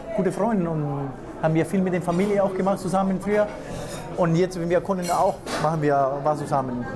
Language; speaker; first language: German; non-native, fluent; Spanish